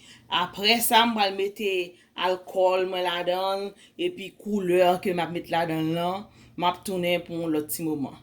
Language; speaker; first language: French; non-native, learner; Haitian Creole